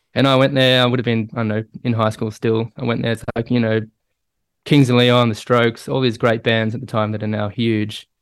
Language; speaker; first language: English; native; English